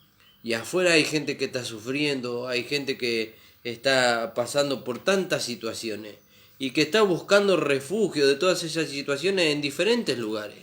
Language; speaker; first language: Spanish; native; Spanish